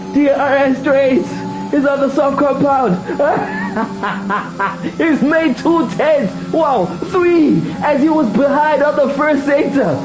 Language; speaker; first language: English; non-native, local second language; Zulu